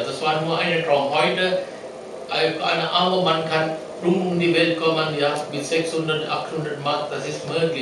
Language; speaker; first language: German; non-native, learner; Sinhala